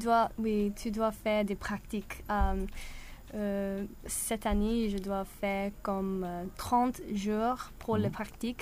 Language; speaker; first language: French; non-native, learner; English